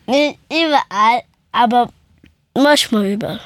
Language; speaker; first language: German; early bilingual, other home language; Persian